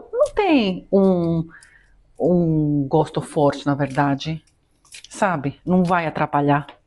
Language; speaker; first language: Portuguese; non-native, fluent; Greek